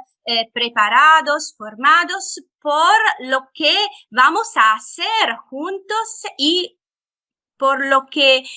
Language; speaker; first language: Spanish; non-native, fluent; Italian